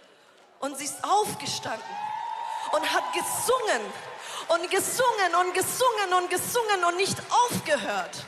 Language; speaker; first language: German; non-native, fluent; Persian